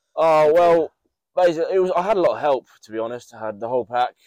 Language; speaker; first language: English; native; English